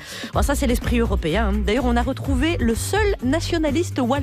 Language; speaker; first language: French; native; French